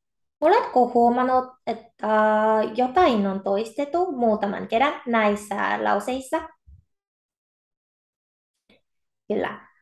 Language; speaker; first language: Finnish; non-native, fluent; Korean